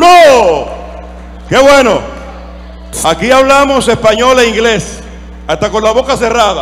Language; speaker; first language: Spanish; native; Spanish